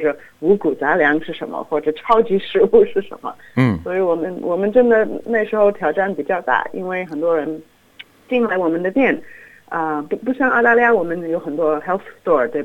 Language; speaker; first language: Chinese; non-native, fluent; English